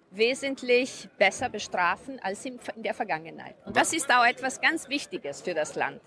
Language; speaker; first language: German; non-native, fluent; Italian